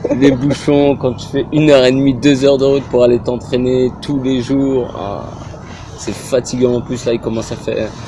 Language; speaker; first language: French; early bilingual, other home language; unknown